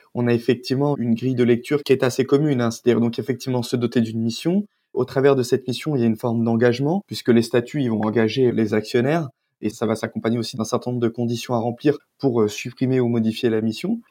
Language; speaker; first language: French; native; French